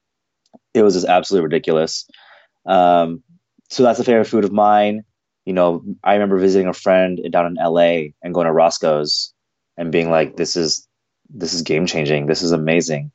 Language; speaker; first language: English; native; English